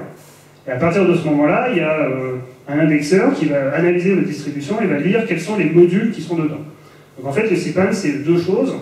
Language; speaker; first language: French; native; French